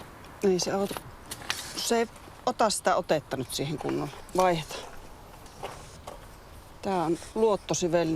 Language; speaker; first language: Finnish; native; Finnish